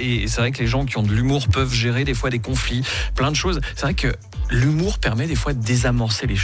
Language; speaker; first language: French; native; French